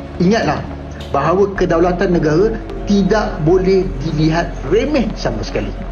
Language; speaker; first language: Malay; native; Malay